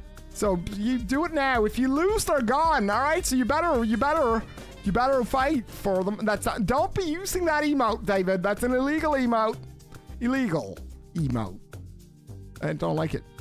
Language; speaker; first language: English; native; English